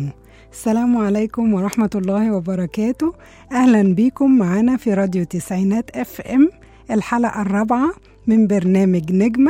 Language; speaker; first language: Arabic; native; Arabic